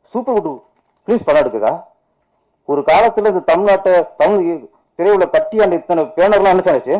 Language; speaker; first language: Tamil; native; Tamil